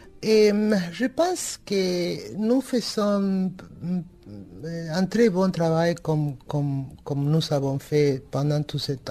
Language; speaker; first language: French; non-native, fluent; Spanish